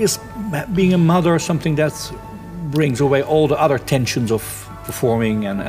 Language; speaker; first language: English; non-native, fluent; Dutch